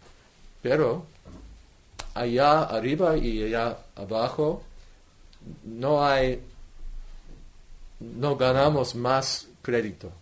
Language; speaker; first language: Spanish; non-native, fluent; English